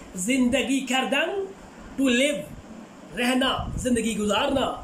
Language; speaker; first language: Persian; non-native, fluent; Urdu